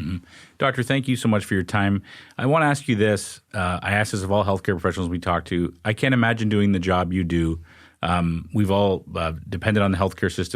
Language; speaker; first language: English; native; English